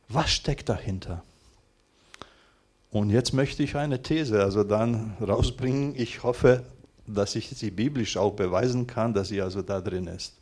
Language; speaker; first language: German; non-native, fluent; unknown